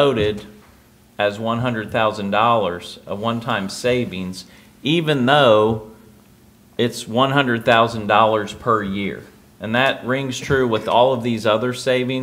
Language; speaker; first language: English; native; English